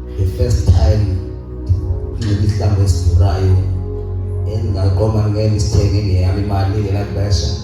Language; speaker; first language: Zulu; non-native, local second language; Xhosa